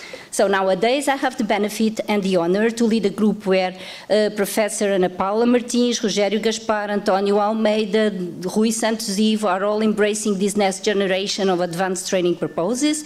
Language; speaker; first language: English; non-native, fluent; Portuguese